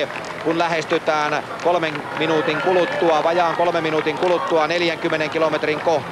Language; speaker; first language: Finnish; native; Finnish